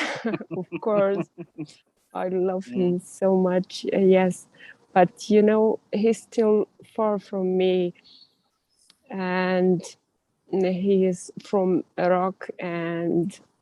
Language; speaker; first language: English; non-native, learner; Russian